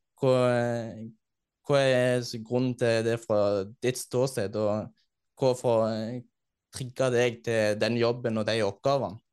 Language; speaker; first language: Norwegian; native; Norwegian